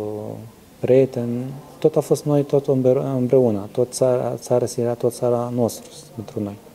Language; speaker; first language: Romanian; non-native, learner; Arabic